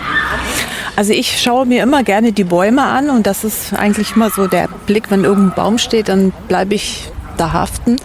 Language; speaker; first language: German; native; German